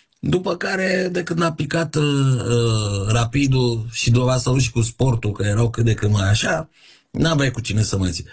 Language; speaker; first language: Romanian; native; Romanian